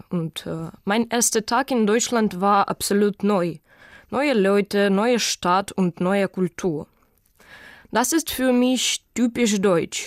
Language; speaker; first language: German; non-native, learner; Ukrainian